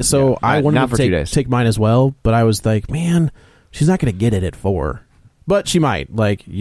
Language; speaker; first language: English; native; English